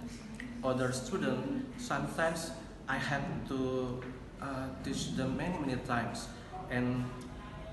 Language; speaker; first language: English; non-native, learner; Indonesian